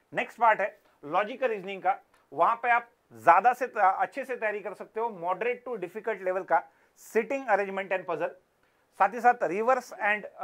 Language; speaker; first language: Hindi; non-native, local second language; Marathi